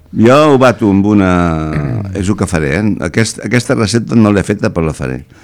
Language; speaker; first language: Catalan; native; Catalan